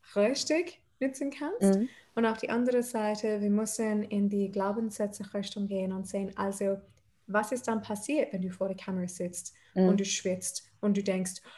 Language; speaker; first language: German; non-native, fluent; English